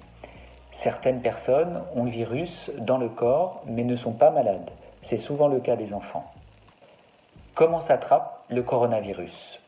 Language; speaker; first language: French; native; French